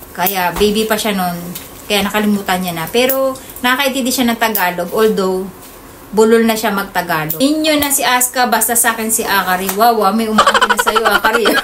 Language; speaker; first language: Filipino; native; Filipino